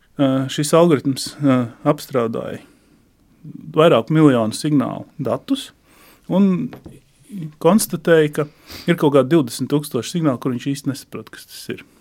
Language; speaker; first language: Latvian; native; Latvian